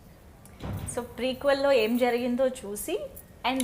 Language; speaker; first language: Telugu; native; Telugu